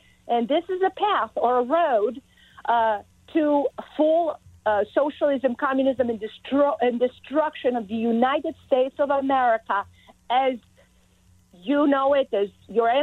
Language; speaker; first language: English; non-native, fluent; Serbian